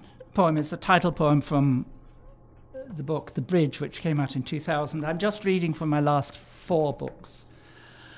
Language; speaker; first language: English; native; English